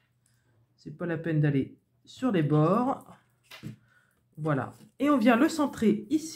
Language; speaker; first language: French; native; French